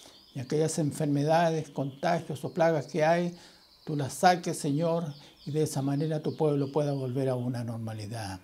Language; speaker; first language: Spanish; native; Spanish